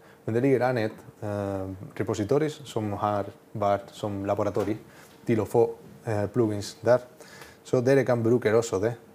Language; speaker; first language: Norwegian; non-native, learner; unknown